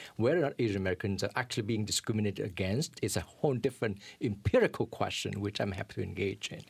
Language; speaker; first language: English; early bilingual, other home language; Vietnamese